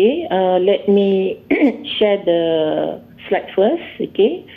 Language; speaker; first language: English; non-native, local second language; Malay